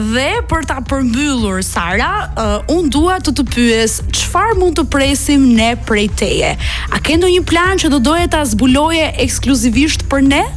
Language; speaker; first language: Albanian; native; Albanian